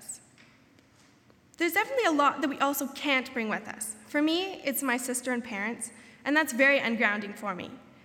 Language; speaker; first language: English; native; English